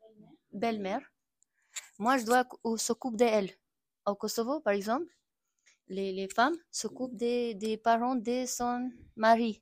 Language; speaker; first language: French; non-native, learner; Albanian